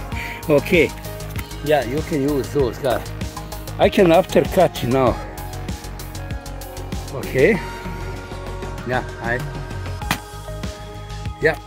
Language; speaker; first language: English; non-native, learner; Croatian